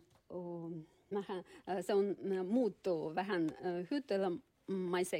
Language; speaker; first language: Finnish; non-native, learner; Russian